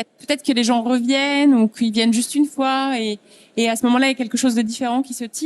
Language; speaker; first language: French; native; French